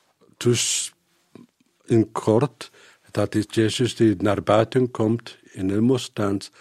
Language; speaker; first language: Dutch; non-native, learner; Spanish